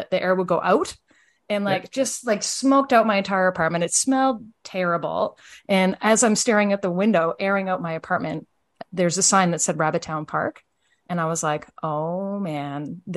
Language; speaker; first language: English; native; English